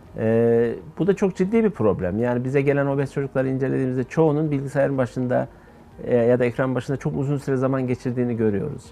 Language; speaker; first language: Turkish; native; Turkish